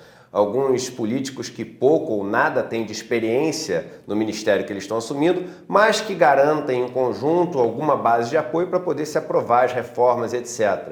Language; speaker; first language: Portuguese; native; Portuguese